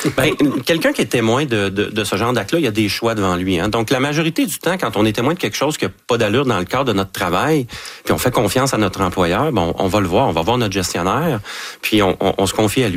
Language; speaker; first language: French; native; French